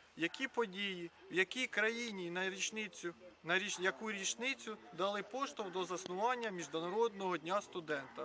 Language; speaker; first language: Ukrainian; native; Ukrainian